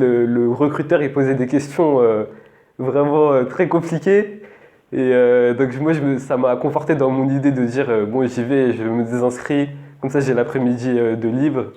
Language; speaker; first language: French; native; French